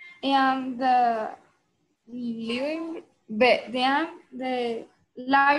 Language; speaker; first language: English; non-native, learner; Spanish